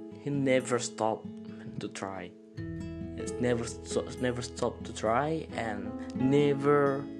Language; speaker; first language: English; non-native, learner; Indonesian